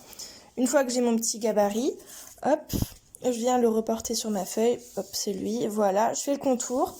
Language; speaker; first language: French; native; French